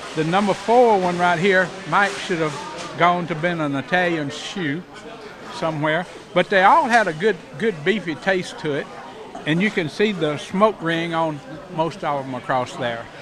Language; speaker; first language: English; native; English